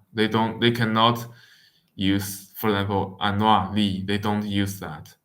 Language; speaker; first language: English; non-native, fluent; Wu Chinese